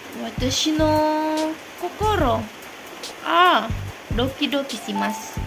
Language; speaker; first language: Japanese; non-native, learner; Indonesian